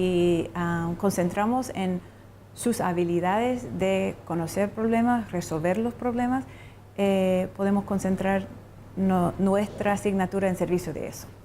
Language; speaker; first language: Spanish; non-native, fluent; English